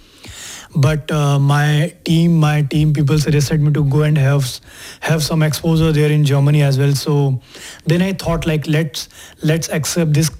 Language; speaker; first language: English; non-native, local second language; Hindi